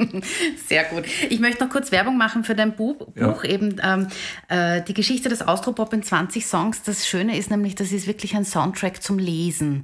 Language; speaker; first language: German; native; German